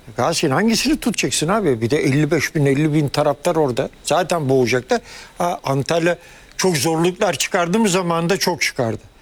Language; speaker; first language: Turkish; early bilingual, heritage; Turkish